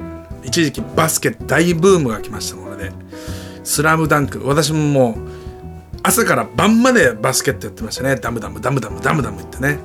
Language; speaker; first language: Japanese; native; Japanese